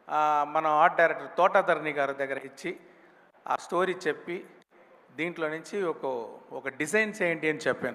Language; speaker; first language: Telugu; non-native, fluent; Tamil